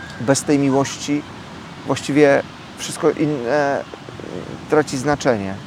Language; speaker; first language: Polish; native; Polish